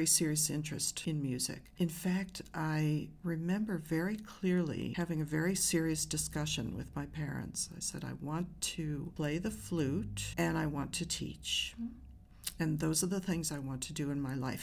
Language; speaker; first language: English; native; English